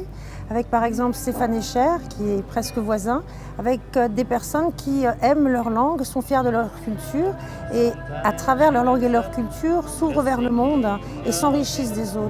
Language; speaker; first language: French; non-native, local second language; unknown